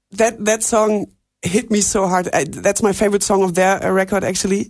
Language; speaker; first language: English; non-native, fluent; German